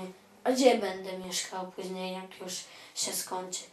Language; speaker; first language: Polish; early bilingual, other home language; Chechen